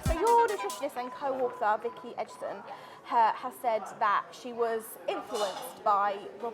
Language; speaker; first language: English; native; English